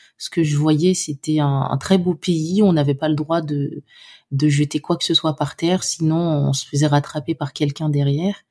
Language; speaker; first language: French; non-native, local second language; Haitian Creole